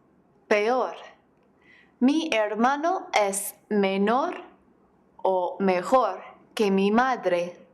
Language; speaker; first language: Spanish; non-native, fluent; English